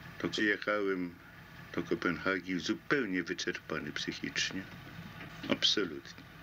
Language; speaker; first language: Polish; native; Polish